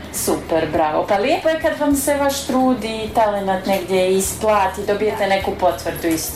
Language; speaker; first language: Croatian; native; Croatian